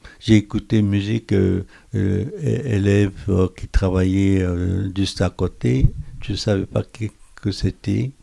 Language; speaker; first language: French; non-native, fluent; Korean